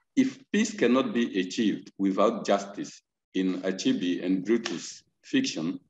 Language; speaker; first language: English; non-native, fluent; Bambara